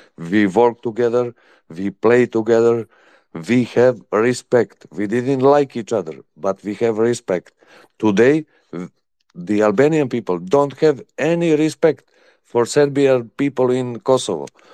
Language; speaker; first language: English; non-native, learner; Serbian